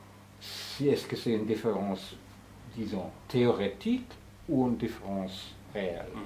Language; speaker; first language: French; non-native, fluent; English